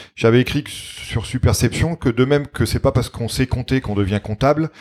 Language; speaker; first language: French; native; French